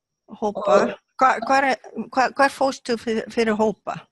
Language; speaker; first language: Icelandic; non-native, learner; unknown